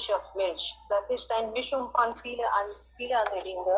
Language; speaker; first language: German; non-native, learner; Hindi